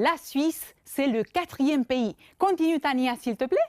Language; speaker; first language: French; non-native, fluent; Romanian